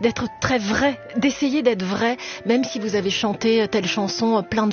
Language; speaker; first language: French; native; French